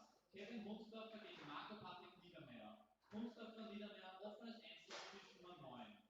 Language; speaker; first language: German; native; German